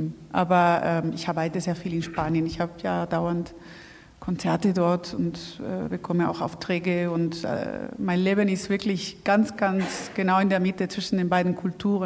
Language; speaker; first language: German; non-native, fluent; Spanish